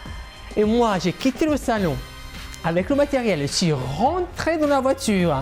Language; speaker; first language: French; non-native, fluent; Italian